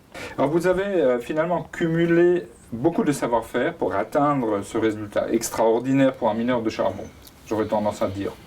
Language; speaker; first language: French; native; French